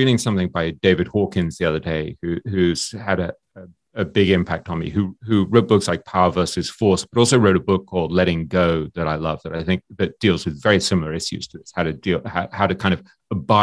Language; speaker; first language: English; native; English